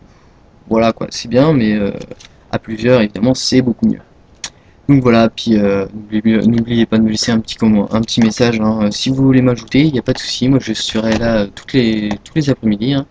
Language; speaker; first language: French; native; French